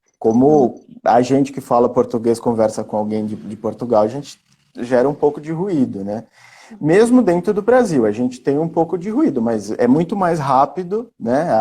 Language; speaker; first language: Portuguese; native; Portuguese